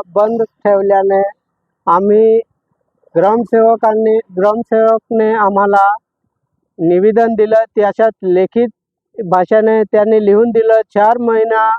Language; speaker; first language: Marathi; non-native, local second language; Vasavi